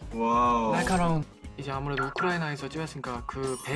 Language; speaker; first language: Korean; native; Korean